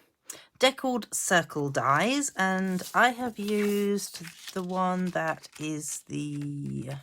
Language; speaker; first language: English; native; English